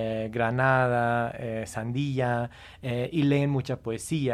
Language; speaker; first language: Spanish; non-native, fluent; English